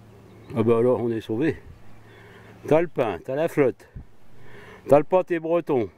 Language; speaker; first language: French; native; French